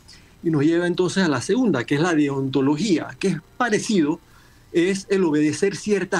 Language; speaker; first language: Spanish; native; Spanish